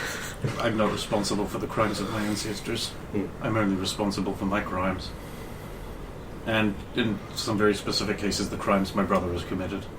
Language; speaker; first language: English; native; English